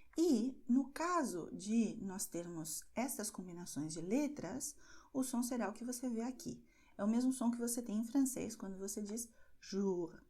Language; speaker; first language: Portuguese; native; Portuguese